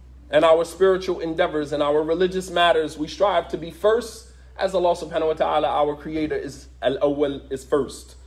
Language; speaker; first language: English; native; English